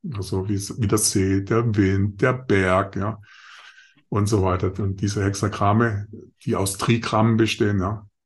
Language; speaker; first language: German; non-native, fluent; Spanish